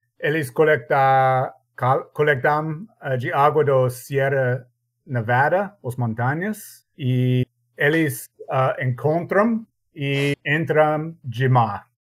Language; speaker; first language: Portuguese; non-native, learner; English